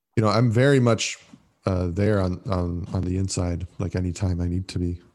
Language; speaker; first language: English; early bilingual, other home language; Italian